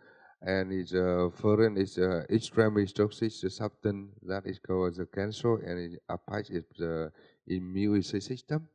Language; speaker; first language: English; non-native, learner; Vietnamese